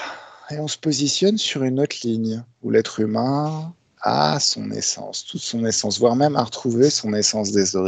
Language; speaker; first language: French; native; French